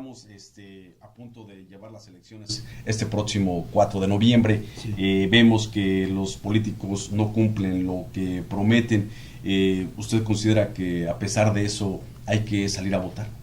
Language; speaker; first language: Spanish; native; Spanish